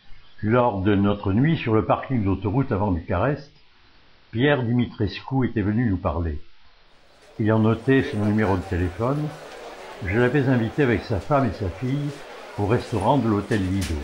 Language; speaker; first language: French; native; French